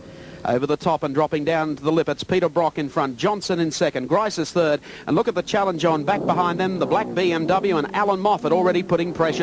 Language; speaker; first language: English; native; English